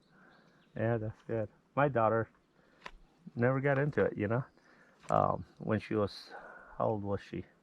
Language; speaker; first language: English; native; English